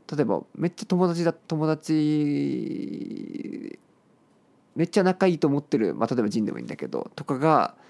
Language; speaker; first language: Japanese; native; Japanese